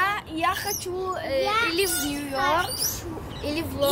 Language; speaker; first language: Russian; early bilingual, heritage; Russian